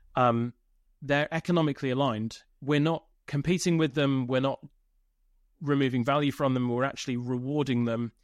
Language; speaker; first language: English; native; English